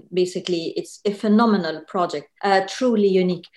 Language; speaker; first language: English; non-native, fluent; Arabic